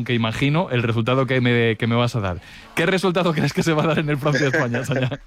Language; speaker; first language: Spanish; native; Spanish